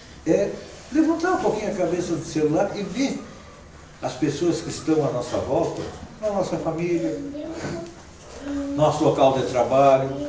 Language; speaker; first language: Portuguese; native; Portuguese